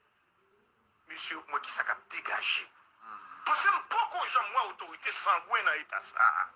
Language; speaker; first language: Haitian Creole; native; Haitian Creole